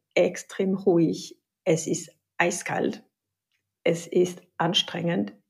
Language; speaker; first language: German; non-native, fluent; French